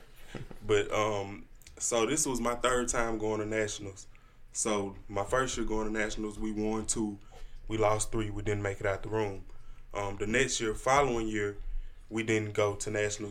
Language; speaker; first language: English; native; English